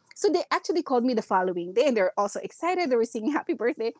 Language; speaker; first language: English; non-native, local second language; Filipino